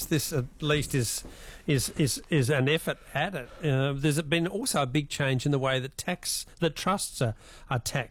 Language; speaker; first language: English; native; English